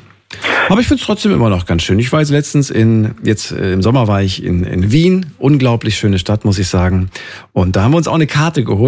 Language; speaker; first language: German; native; German